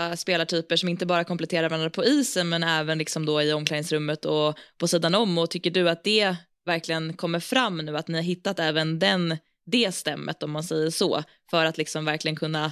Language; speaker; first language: Swedish; native; Swedish